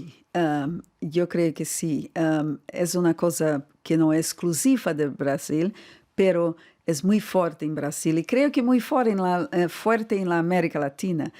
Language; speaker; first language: Spanish; non-native, fluent; Portuguese